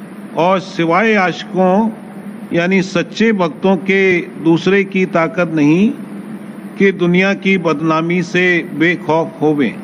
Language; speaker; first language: Hindi; native; Hindi